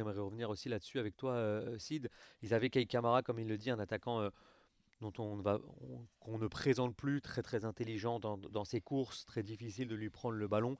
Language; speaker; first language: French; native; French